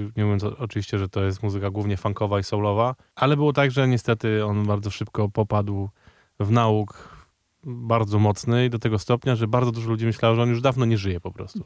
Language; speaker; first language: Polish; native; Polish